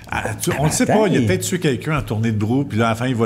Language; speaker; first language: French; native; French